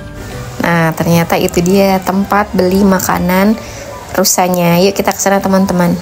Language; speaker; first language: Indonesian; native; Indonesian